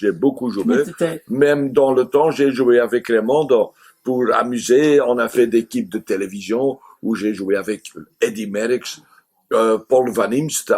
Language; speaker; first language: French; non-native, fluent; Dutch